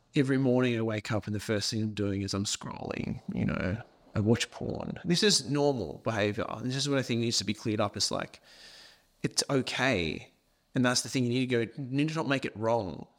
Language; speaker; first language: English; native; English